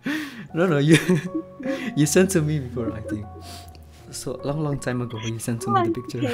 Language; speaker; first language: English; non-native, learner; Indonesian